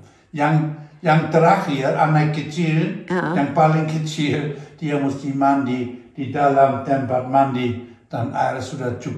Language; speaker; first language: Indonesian; non-native, learner; German